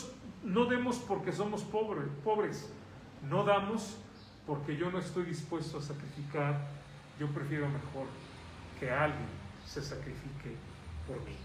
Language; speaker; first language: Spanish; native; Spanish